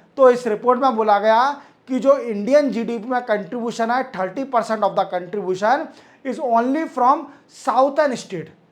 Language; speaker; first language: Hindi; native; Hindi